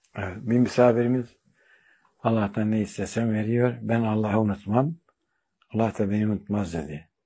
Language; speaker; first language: Turkish; native; Turkish